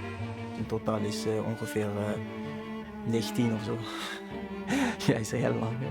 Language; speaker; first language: Dutch; non-native, learner; French